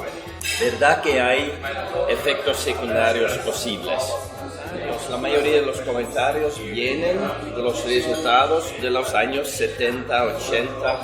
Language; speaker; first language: Spanish; non-native, fluent; Dutch